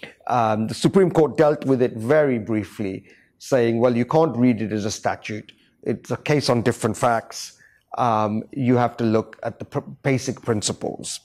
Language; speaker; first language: English; native; English